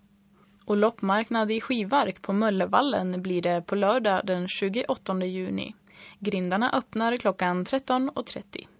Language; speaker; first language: Swedish; native; Swedish